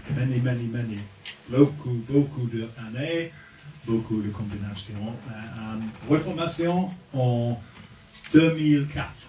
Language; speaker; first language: French; non-native, learner; English